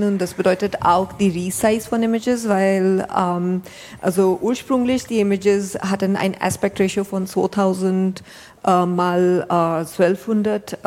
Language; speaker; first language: German; non-native, fluent; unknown